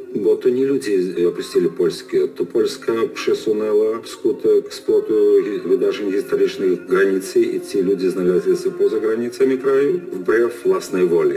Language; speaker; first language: Polish; early bilingual, heritage; Polish